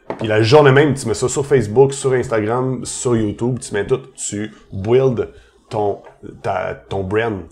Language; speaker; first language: French; native; French